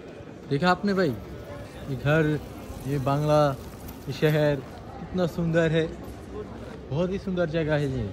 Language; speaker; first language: Hindi; non-native, learner; Bangla